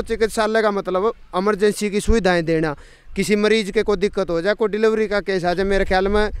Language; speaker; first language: Hindi; native; Hindi